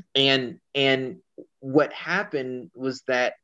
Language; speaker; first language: English; native; English